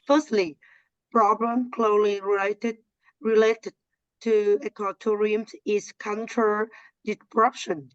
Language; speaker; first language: English; non-native, learner; Vietnamese